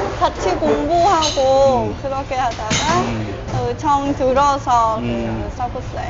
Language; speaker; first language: Korean; non-native, learner; Vietnamese